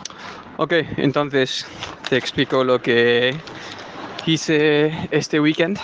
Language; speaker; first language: Spanish; non-native, learner; French